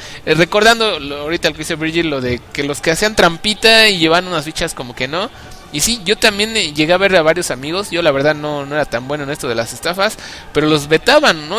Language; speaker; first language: Spanish; native; Spanish